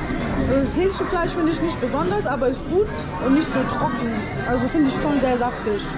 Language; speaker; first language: German; early bilingual, other home language; Arabic